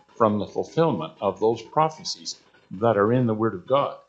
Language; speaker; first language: English; native; English